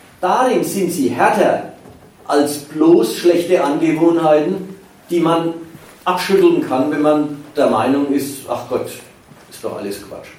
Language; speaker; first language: German; native; German